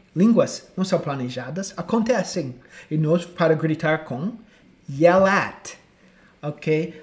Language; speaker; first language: Portuguese; non-native, fluent; English